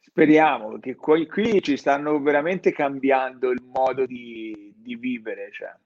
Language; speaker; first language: Italian; native; Italian